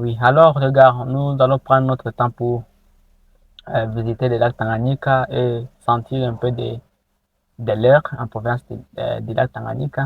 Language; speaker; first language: French; non-native, local second language; Rundi